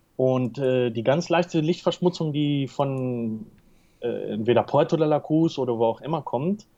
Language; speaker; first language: German; early bilingual, heritage; Spanish